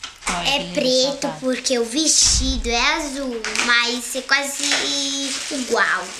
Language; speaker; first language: Portuguese; early bilingual, heritage; Portuguese